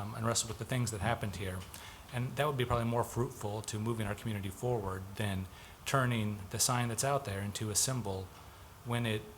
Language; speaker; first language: English; native; English